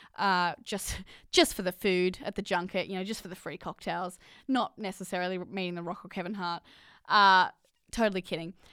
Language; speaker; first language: English; native; English